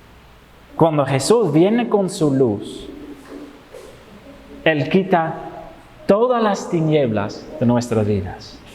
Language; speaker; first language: Spanish; non-native, fluent; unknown